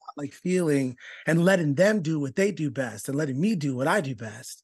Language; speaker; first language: English; native; English